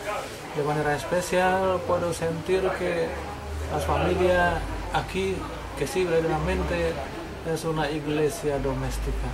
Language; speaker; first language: Spanish; non-native, learner; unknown